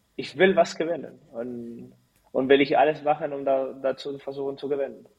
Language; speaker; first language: German; early bilingual, heritage; Spanish